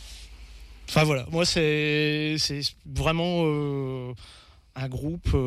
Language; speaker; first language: French; native; French